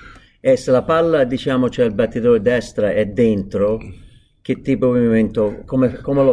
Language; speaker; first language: Italian; non-native, fluent; English